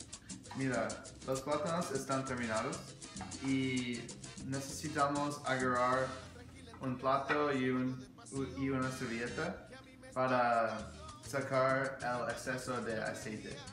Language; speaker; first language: Spanish; non-native, learner; English